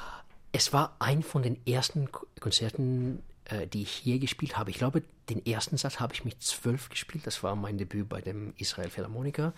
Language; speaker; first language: German; non-native, fluent; Russian